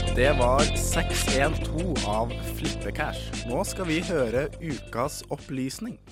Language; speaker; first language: Norwegian; native; Norwegian